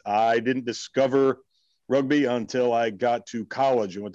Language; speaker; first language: English; native; English